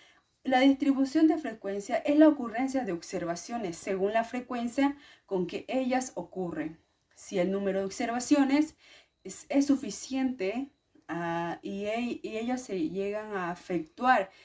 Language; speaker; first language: Spanish; native; Spanish